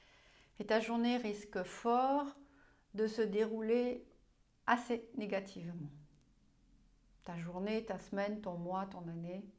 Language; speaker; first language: French; non-native, fluent; German